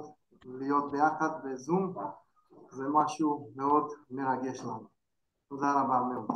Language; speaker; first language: Hebrew; non-native, fluent; Portuguese